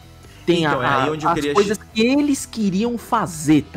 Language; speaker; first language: Portuguese; native; Portuguese